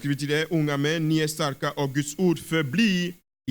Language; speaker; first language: Swedish; non-native, fluent; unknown